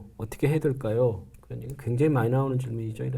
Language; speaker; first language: Korean; native; Korean